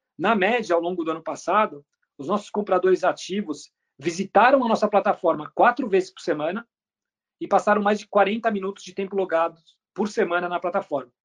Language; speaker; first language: Portuguese; early bilingual, other home language; Spanish